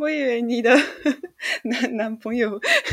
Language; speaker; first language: Chinese; non-native, learner; Japanese